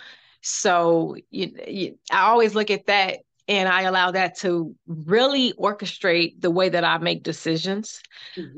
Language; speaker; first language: English; native; English